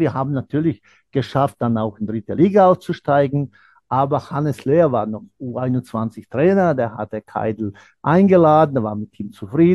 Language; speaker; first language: German; non-native, fluent; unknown